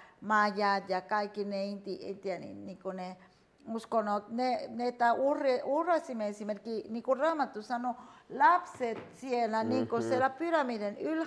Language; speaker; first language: Finnish; non-native, fluent; Spanish